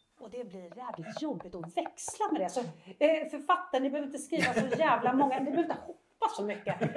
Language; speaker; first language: Swedish; native; Swedish